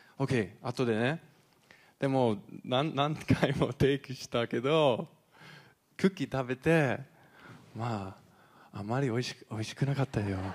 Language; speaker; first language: Japanese; non-native, learner; English